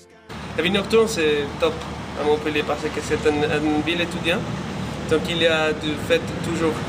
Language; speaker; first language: French; non-native, learner; Spanish